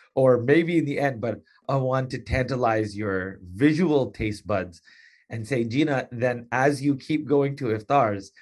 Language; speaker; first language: English; native; English